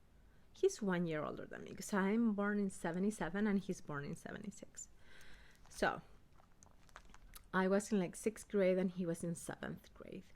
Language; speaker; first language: English; early bilingual, other home language; Spanish